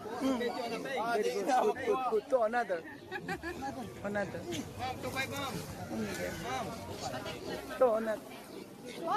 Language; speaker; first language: English; non-native, learner; Korean